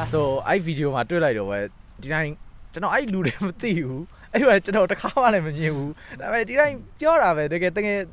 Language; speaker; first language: Burmese; native; Burmese